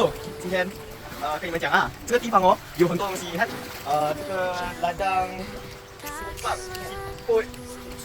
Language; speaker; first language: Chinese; non-native, local second language; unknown